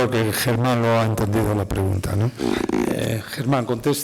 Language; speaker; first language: Spanish; native; Spanish